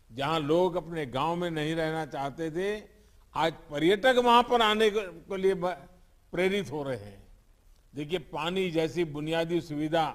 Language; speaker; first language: Hindi; non-native, local second language; Gujarati